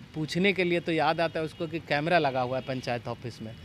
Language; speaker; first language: Hindi; native; Hindi